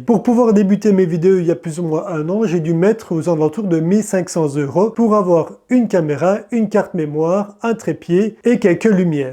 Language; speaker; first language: French; native; French